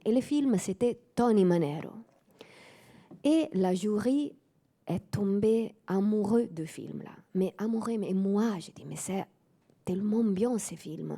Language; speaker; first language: French; non-native, fluent; Italian